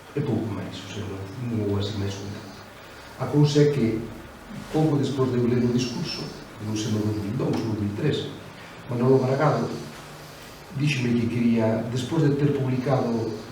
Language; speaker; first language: Galician; native; Galician